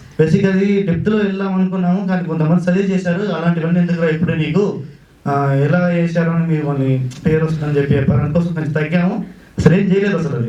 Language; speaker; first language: Telugu; native; Telugu